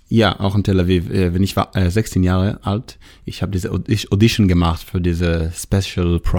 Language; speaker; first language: German; non-native, learner; Hebrew